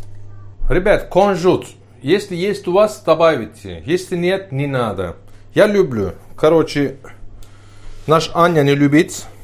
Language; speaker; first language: Russian; non-native, learner; Turkish